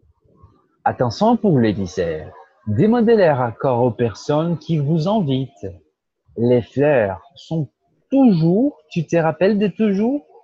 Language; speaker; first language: French; non-native, fluent; Portuguese